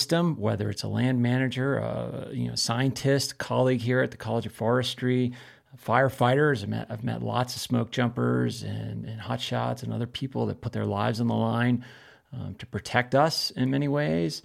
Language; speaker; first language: English; native; English